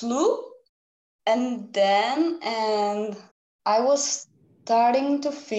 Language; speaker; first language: English; non-native, learner; Czech